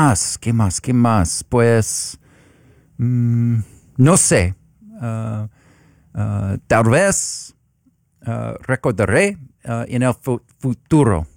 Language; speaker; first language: Spanish; non-native, learner; English